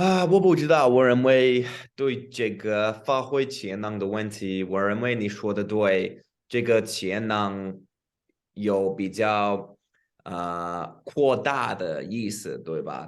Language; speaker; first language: Chinese; non-native, fluent; English